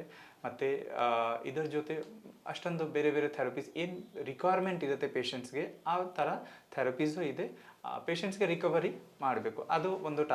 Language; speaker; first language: Kannada; non-native, local second language; Hindi